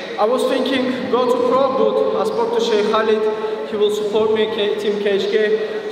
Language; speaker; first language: English; non-native, fluent; Russian